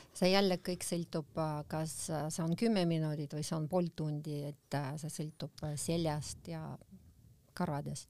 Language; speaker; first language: Estonian; non-native, local second language; Russian